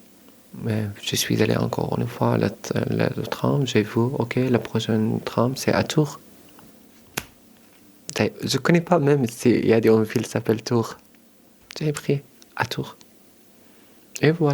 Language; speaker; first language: French; early bilingual, other home language; Arabic